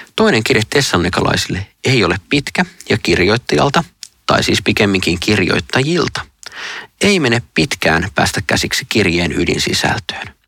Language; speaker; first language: Finnish; native; Finnish